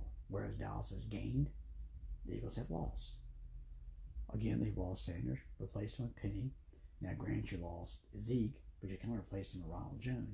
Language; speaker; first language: English; native; English